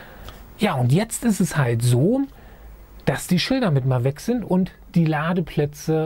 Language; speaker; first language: German; native; German